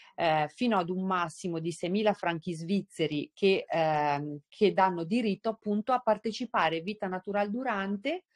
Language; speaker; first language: Italian; native; Italian